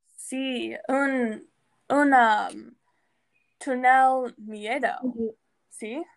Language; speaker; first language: Spanish; non-native, learner; English